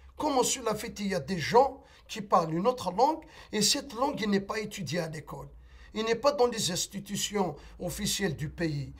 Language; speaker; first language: French; non-native, local second language; Kabyle